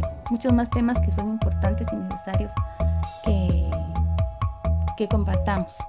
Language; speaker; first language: Spanish; native; Spanish